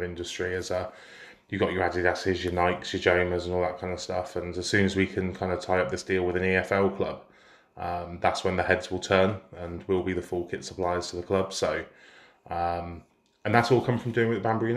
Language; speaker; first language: English; native; English